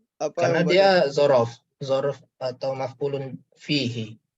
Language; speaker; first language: Indonesian; native; Indonesian